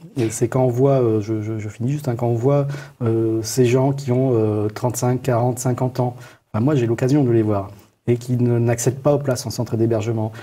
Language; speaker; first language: French; native; French